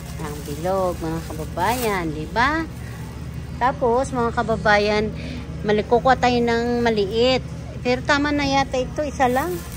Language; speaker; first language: Filipino; non-native, local second language; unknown